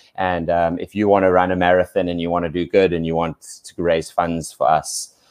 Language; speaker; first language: English; native; English